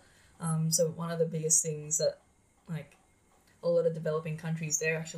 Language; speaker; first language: English; non-native, local second language; Filipino